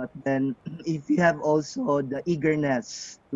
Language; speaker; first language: English; non-native, local second language; Cebuano